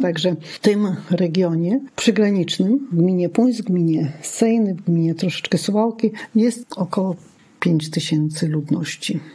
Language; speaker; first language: Polish; non-native, local second language; Lithuanian